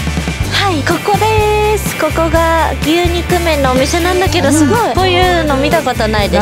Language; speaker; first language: Japanese; early bilingual, heritage; Chinese